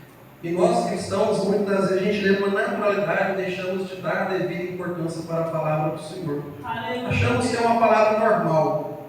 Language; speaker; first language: Portuguese; native; Portuguese